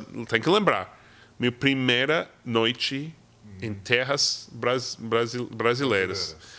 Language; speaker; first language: Portuguese; non-native, fluent; English